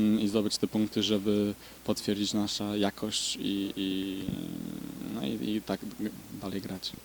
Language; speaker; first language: Polish; non-native, fluent; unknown